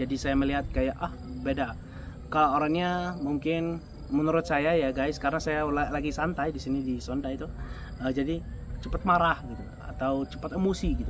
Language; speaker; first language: Indonesian; non-native, fluent; Arabic